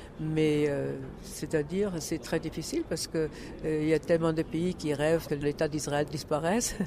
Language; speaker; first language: French; non-native, fluent; German